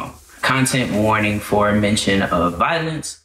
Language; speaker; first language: English; native; English